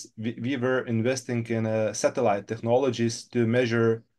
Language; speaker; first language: English; non-native, fluent; Lithuanian